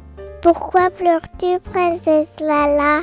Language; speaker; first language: French; native; French